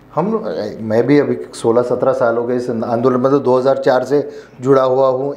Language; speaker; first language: Hindi; non-native, local second language; Marathi